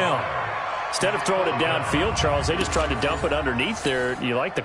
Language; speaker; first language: English; native; English